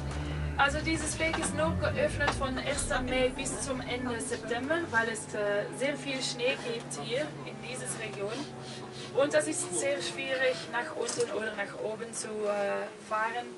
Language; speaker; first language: German; non-native, fluent; Dutch